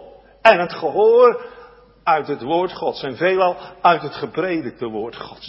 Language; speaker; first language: Dutch; native; Dutch